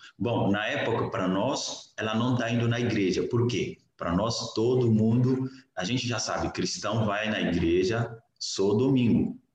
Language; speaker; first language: Portuguese; non-native, fluent; Hausa